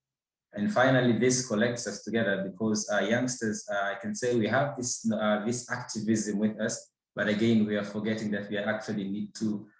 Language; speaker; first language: English; non-native, local second language; Swahili